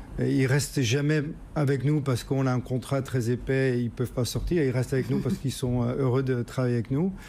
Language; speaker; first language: French; non-native, fluent; Dutch